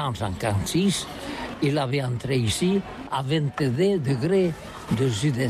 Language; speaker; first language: French; non-native, learner; Catalan